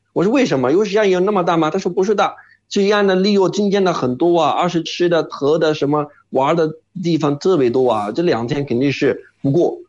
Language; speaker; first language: Chinese; non-native, fluent; Arabic